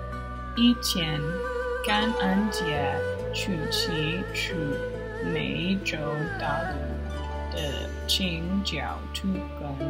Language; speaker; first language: Chinese; non-native, learner; English